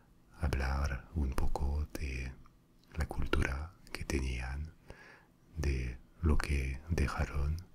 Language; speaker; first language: Spanish; non-native, fluent; French